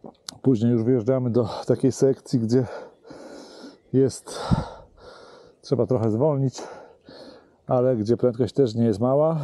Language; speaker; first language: Polish; native; Polish